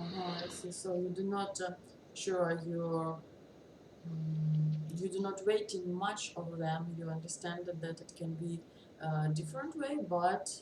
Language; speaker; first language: English; non-native, learner; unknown